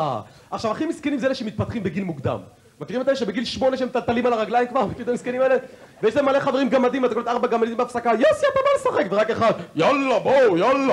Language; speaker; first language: Hebrew; native; Hebrew